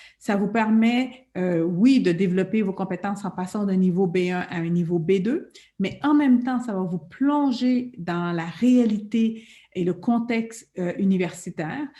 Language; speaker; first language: French; native; French